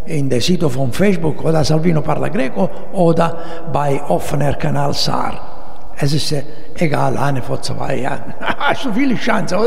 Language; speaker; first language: German; non-native, learner; Italian